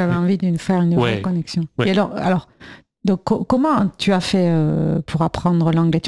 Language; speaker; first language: French; native; French